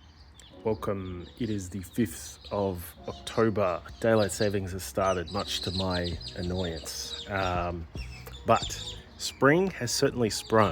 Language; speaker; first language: English; native; English